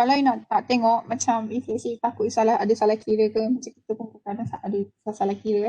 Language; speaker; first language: Malay; native; Malay